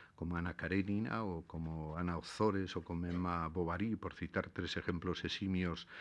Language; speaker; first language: Spanish; native; Spanish